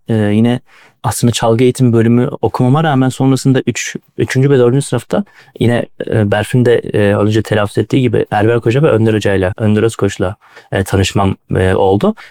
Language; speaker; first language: Turkish; native; Turkish